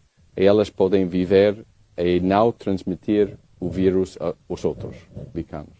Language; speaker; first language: Portuguese; non-native, learner; English